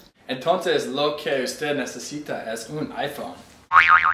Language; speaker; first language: Spanish; non-native, learner; English